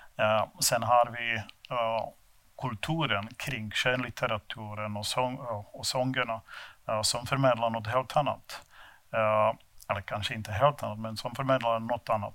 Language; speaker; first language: Swedish; non-native, fluent; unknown